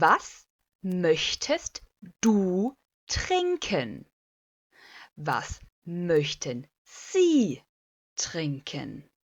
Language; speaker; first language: German; non-native, fluent; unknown